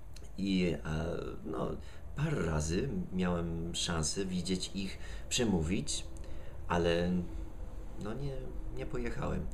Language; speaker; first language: Polish; non-native, fluent; English